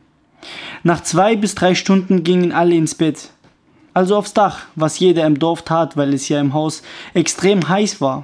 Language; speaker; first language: German; early bilingual, other home language; Kurdish